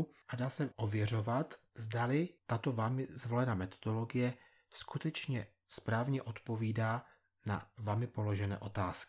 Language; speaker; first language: Czech; native; Czech